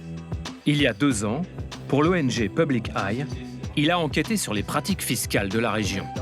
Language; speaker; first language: French; native; French